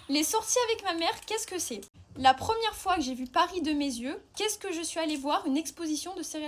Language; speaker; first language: French; native; French